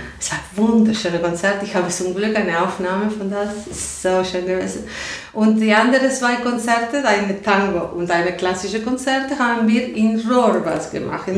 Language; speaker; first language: German; non-native, learner; Spanish